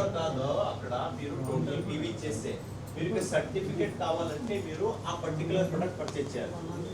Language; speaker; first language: Telugu; non-native, learner; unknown